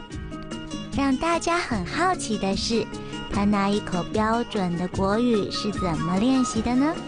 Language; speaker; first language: Chinese; native; Chinese